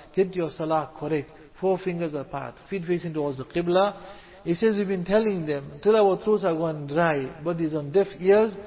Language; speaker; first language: English; native; English